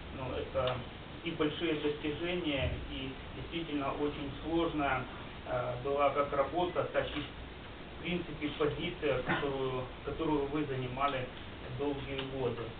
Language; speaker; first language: Russian; non-native, local second language; Ukrainian